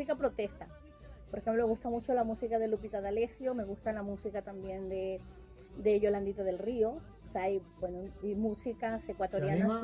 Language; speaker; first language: Spanish; native; Spanish